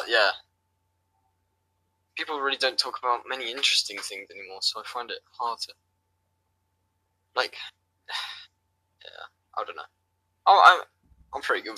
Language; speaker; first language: English; native; English